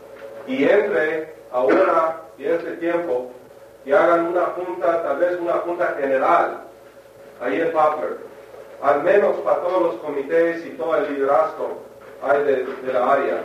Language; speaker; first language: Spanish; non-native, fluent; English